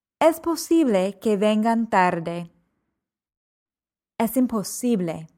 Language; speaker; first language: Spanish; non-native, fluent; English